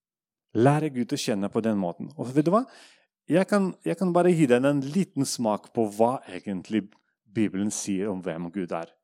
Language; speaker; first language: Norwegian; non-native, fluent; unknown